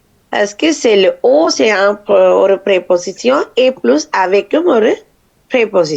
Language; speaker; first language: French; non-native, fluent; Tamil